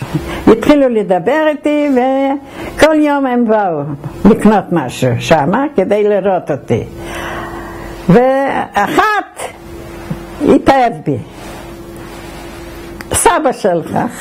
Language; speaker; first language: Hebrew; non-native, fluent; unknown